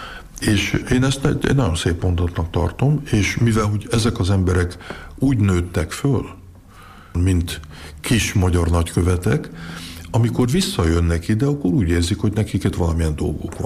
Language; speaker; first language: Hungarian; early bilingual, heritage; Hungarian